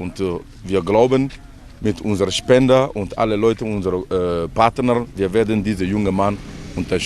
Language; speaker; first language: German; non-native, learner; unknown